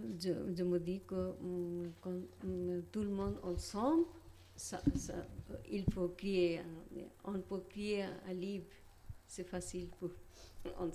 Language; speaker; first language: French; non-native, learner; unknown